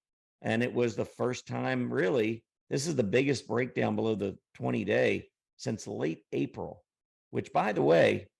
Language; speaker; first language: English; native; English